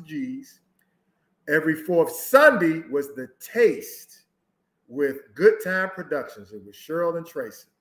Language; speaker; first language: English; native; English